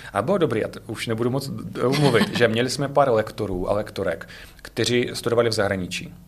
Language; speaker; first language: Czech; non-native, fluent; Russian